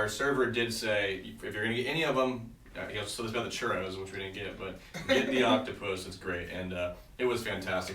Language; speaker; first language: English; native; English